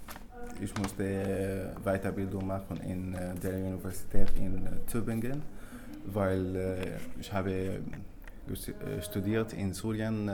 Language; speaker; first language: German; non-native, learner; Arabic